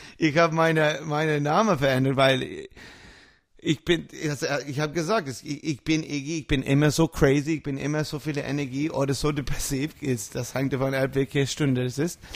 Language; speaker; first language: German; non-native, learner; English